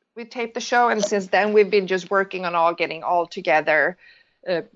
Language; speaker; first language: English; non-native, fluent; Swedish